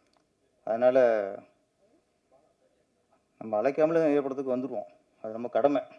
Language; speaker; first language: Tamil; native; Tamil